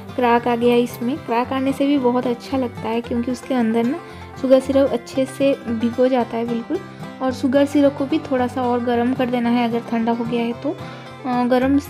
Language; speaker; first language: Hindi; non-native, local second language; Odia